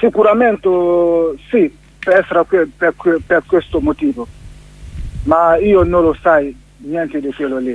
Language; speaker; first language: Italian; non-native, learner; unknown